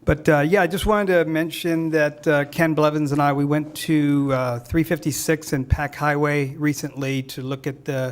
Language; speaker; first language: English; native; English